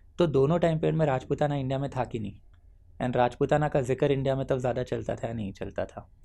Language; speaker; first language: Hindi; non-native, local second language; Marathi